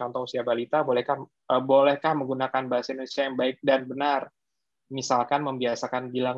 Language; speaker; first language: Indonesian; native; Indonesian